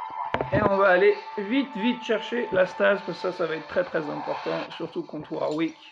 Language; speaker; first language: French; native; French